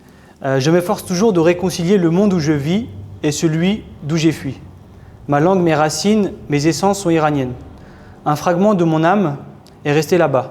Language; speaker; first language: French; native; French